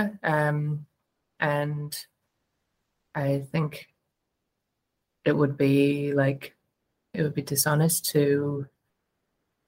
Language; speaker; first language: English; native; English